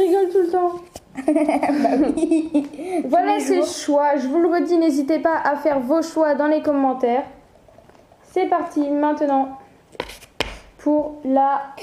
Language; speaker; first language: French; native; French